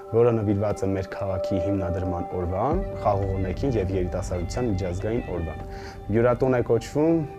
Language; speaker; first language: Armenian; native; Armenian